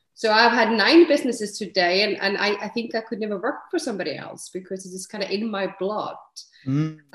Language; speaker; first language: English; non-native, fluent; Icelandic